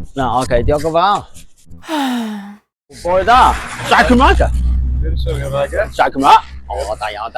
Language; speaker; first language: Welsh; non-native, fluent; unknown